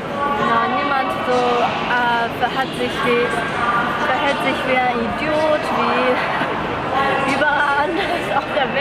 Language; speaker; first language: German; non-native, fluent; Chinese